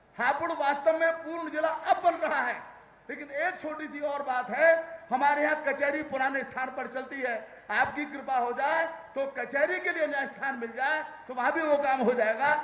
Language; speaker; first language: Hindi; native; Hindi